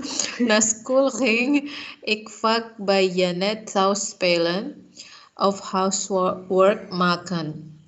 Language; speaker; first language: Dutch; non-native, learner; Indonesian